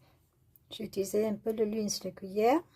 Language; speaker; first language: French; non-native, learner; Vietnamese